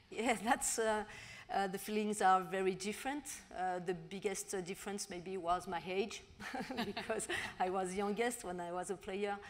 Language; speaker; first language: English; non-native, learner; French